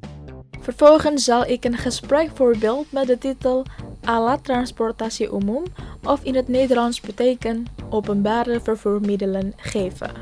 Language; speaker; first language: Dutch; non-native, fluent; Indonesian